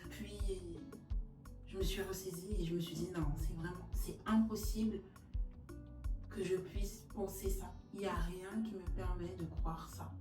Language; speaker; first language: French; native; French